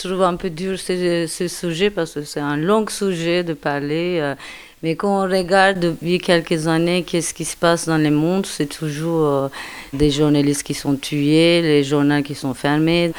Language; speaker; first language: French; non-native, fluent; Turkish